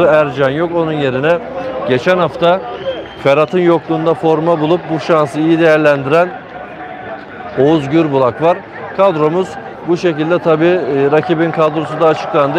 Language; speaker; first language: Turkish; native; Turkish